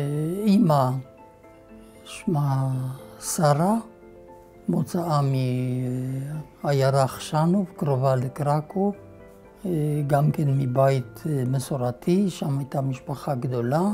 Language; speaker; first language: Hebrew; non-native, fluent; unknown